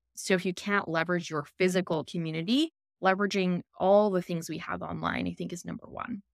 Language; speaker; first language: English; native; English